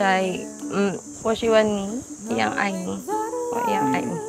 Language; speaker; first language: Chinese; non-native, learner; Filipino